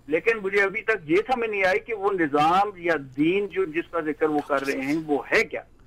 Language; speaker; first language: Urdu; native; Urdu